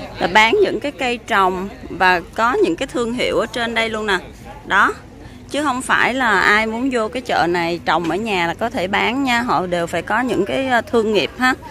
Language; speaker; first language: Vietnamese; native; Vietnamese